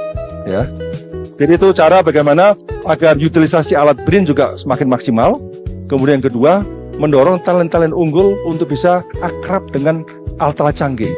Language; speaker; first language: Indonesian; native; Indonesian